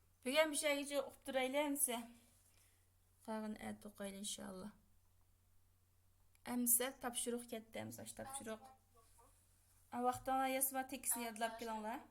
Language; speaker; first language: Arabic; non-native, fluent; Uyghur